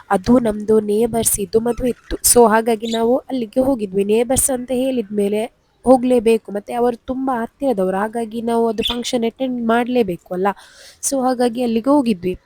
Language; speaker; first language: Kannada; non-native, local second language; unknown